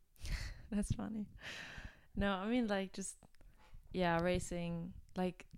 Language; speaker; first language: English; non-native, fluent; German